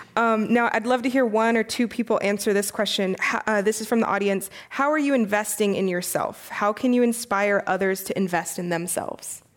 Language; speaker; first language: English; native; English